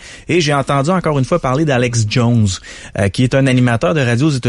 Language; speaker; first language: French; native; French